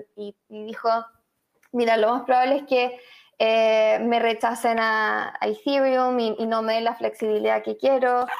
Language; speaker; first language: Spanish; native; Spanish